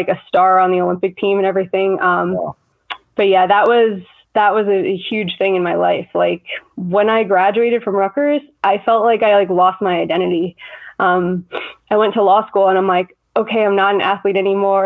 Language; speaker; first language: English; native; English